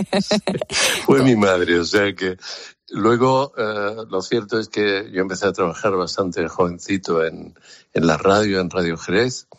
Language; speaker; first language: Spanish; native; Spanish